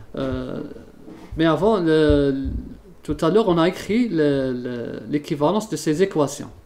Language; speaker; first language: French; non-native, local second language; Arabic